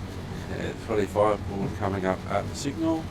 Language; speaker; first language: English; native; English